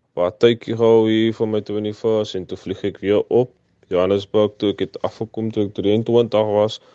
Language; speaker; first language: Afrikaans; native; Afrikaans